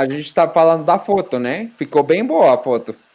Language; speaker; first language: Portuguese; non-native, fluent; Spanish